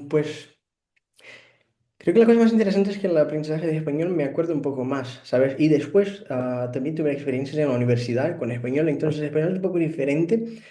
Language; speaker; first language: Spanish; non-native, fluent; Portuguese